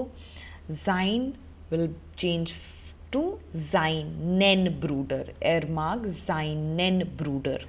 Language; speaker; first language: German; non-native, fluent; Hindi